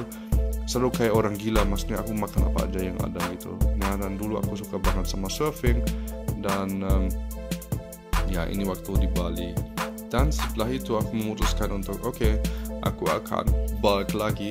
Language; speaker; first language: Indonesian; early bilingual, heritage; Indonesian